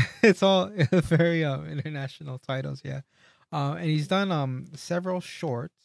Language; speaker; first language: English; native; English